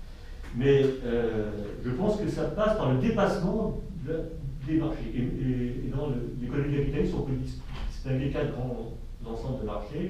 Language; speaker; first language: French; native; French